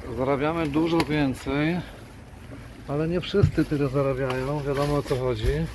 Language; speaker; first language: Polish; native; Polish